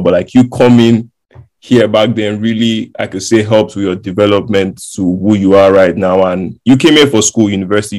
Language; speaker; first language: English; non-native, local second language; Yoruba